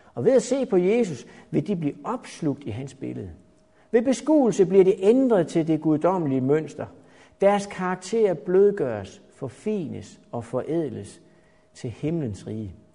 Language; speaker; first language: Danish; native; Danish